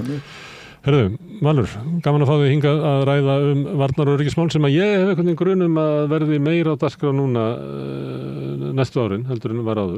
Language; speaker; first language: Icelandic; native; Icelandic